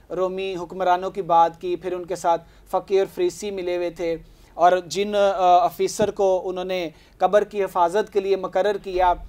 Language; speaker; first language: Urdu; non-native, local second language; Punjabi